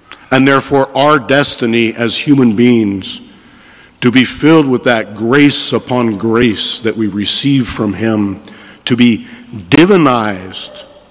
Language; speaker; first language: English; native; English